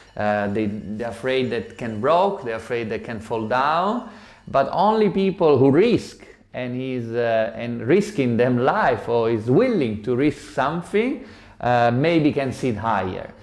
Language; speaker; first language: English; non-native, learner; Italian